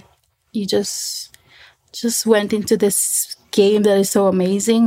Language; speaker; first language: English; non-native, local second language; Filipino